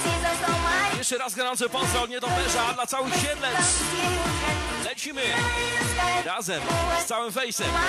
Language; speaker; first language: Polish; native; Polish